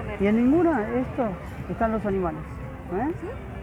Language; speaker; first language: Spanish; native; Spanish